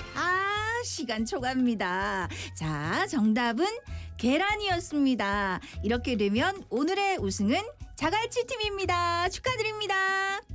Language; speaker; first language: Korean; native; Korean